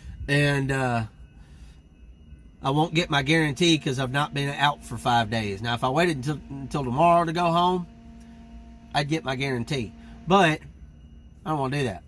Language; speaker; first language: English; native; English